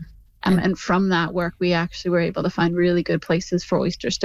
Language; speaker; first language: English; native; English